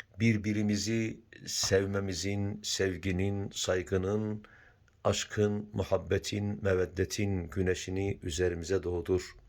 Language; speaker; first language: Turkish; native; Turkish